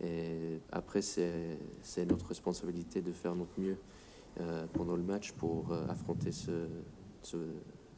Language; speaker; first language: French; non-native, fluent; English